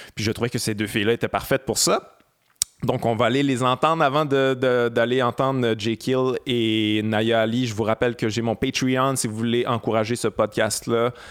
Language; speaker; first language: French; native; French